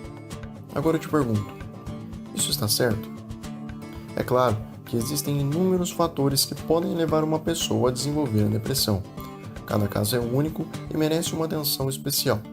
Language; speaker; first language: Portuguese; native; Portuguese